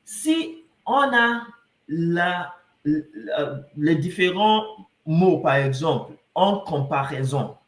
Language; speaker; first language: French; non-native, fluent; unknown